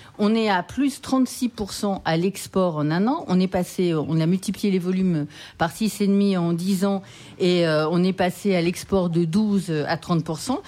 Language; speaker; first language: French; native; French